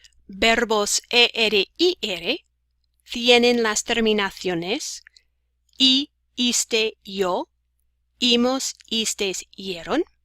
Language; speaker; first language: Spanish; non-native, fluent; English